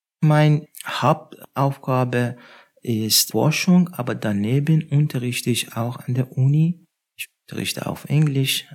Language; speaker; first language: German; non-native, fluent; Persian